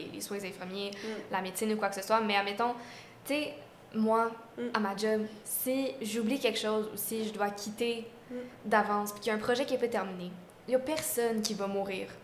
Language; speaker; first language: French; native; French